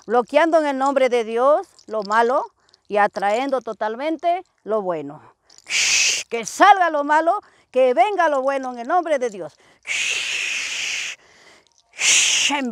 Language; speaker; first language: Spanish; native; Spanish